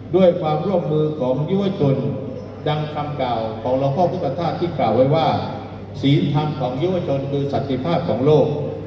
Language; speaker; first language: Thai; native; Thai